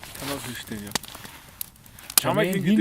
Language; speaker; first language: German; non-native, fluent; Mongolian